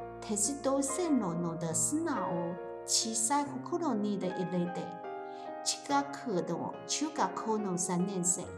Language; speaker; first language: Japanese; non-native, learner; Chinese